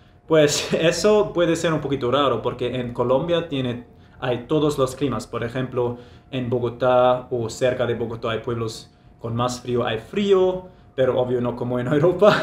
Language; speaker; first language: Spanish; non-native, fluent; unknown